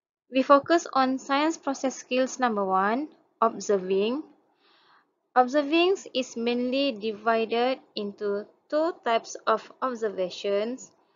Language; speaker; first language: English; non-native, local second language; Malay